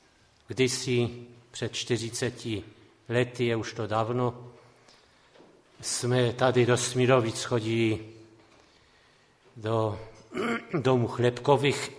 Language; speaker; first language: Czech; non-native, local second language; Polish